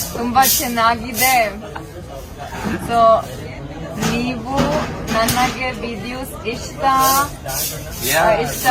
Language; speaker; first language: Kannada; non-native, learner; German